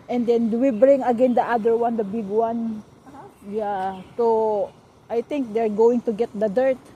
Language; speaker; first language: English; non-native, local second language; Cebuano